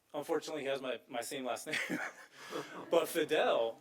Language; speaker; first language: English; native; English